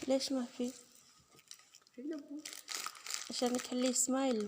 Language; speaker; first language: Arabic; non-native, learner; Bangla